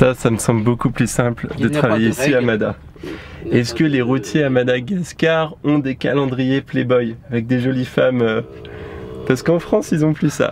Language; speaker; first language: French; native; French